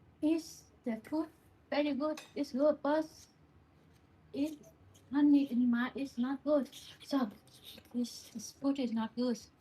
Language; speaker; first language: English; non-native, learner; Vietnamese